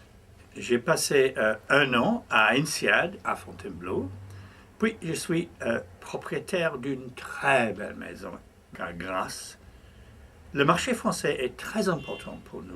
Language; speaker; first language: French; non-native, fluent; English